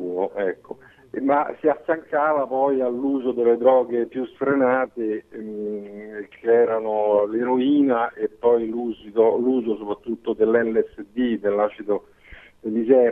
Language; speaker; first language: Italian; native; Italian